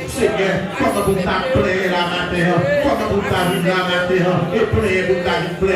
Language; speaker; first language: French; non-native, local second language; Haitian Creole